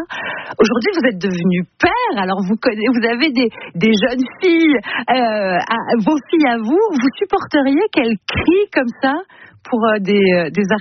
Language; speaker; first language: French; native; French